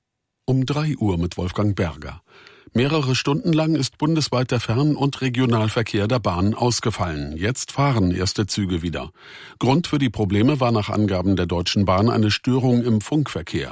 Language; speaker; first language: German; native; German